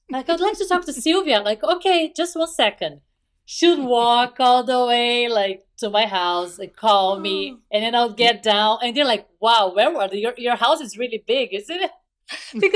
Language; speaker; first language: English; non-native, fluent; Portuguese